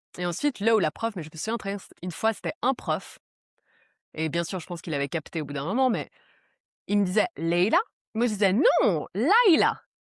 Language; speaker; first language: French; early bilingual, other home language; Portuguese